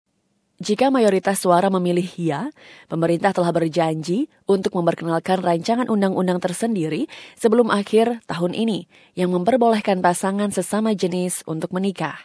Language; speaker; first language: Indonesian; native; Indonesian